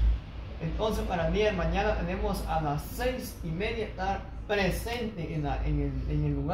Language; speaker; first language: Spanish; native; Spanish